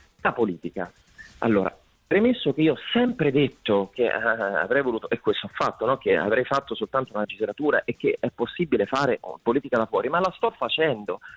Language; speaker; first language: Italian; native; Italian